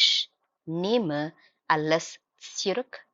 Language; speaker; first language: German; non-native, fluent; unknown